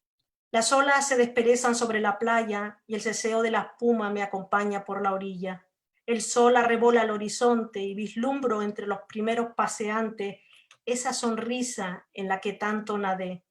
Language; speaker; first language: Spanish; native; Spanish